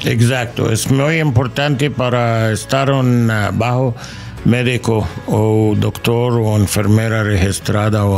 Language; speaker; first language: Spanish; non-native, learner; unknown